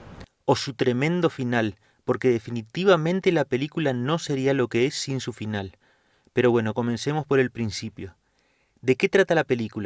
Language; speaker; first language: Spanish; native; Spanish